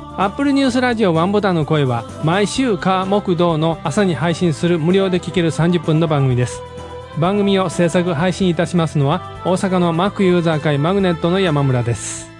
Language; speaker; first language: Japanese; native; Japanese